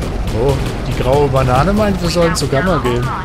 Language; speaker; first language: German; native; German